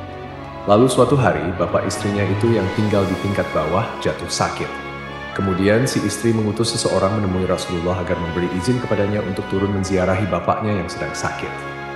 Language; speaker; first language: Indonesian; native; Indonesian